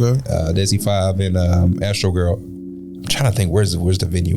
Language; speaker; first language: English; native; English